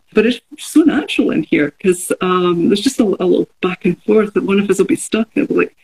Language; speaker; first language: English; native; English